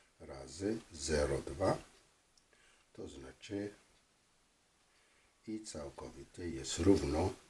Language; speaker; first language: Polish; non-native, fluent; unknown